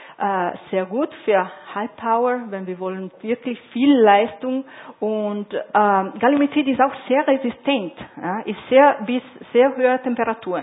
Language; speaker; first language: German; non-native, fluent; Italian